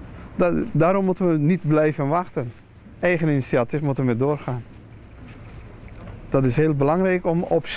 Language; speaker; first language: Dutch; non-native, fluent; Turkish